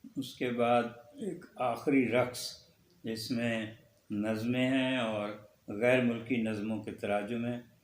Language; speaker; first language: Urdu; non-native, local second language; Punjabi